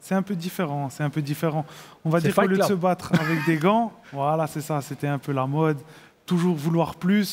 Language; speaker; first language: French; native; French